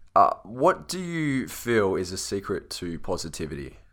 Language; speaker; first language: English; native; English